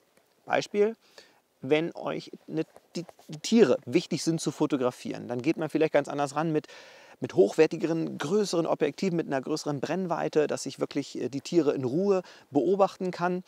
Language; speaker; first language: German; native; German